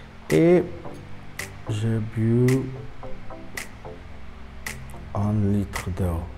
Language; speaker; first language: French; non-native, learner; Spanish